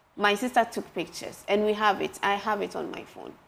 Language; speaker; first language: English; non-native, local second language; Ga